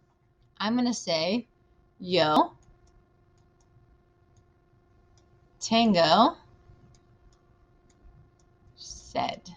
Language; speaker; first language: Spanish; non-native, fluent; English